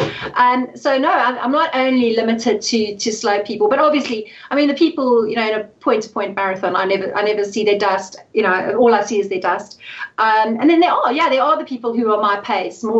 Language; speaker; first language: English; native; English